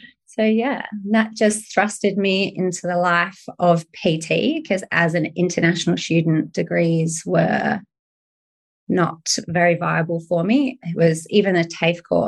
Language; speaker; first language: English; native; English